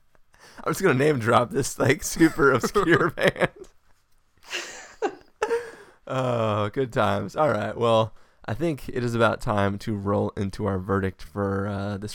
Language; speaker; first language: English; native; English